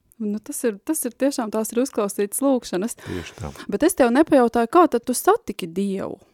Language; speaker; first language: Latvian; native; Latvian